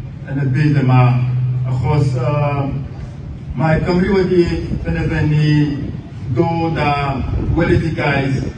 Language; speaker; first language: Welsh; non-native, fluent; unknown